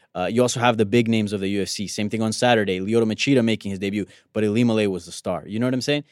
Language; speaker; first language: English; early bilingual, other home language; Spanish